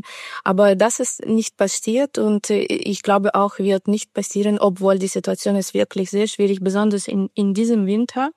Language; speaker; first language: German; non-native, fluent; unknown